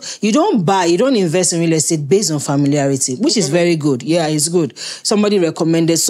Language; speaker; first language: English; native; English